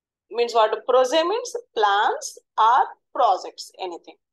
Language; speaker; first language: English; non-native, local second language; Telugu